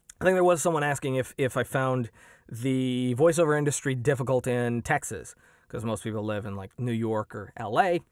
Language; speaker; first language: English; native; English